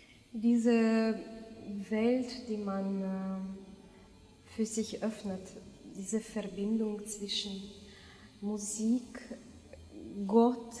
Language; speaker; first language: German; non-native, fluent; Russian